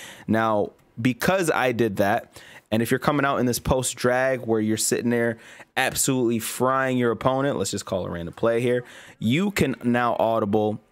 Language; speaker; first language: English; native; English